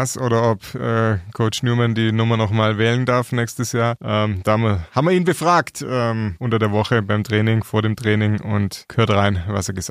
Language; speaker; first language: German; native; German